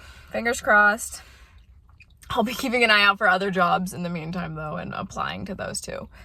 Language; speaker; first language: English; native; English